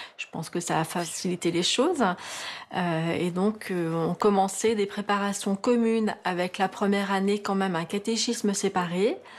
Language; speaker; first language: French; native; French